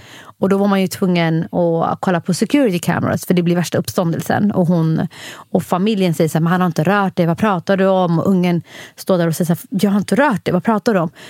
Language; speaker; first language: Swedish; early bilingual, other home language; Somali